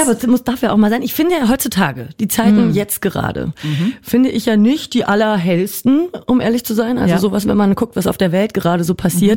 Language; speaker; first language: German; native; German